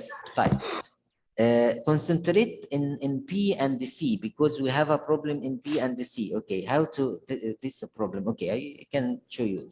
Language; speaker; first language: English; non-native, fluent; Arabic